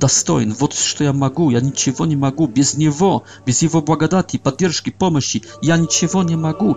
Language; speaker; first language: Polish; non-native, learner; Russian